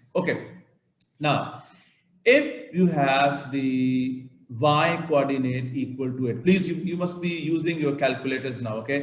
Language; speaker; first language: English; non-native, local second language; Urdu